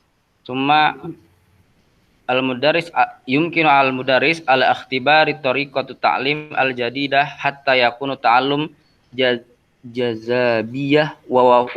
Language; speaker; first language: Arabic; non-native, learner; Indonesian